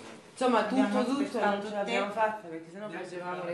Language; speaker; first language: Italian; native; Italian